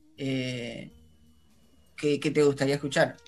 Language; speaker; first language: Spanish; native; Spanish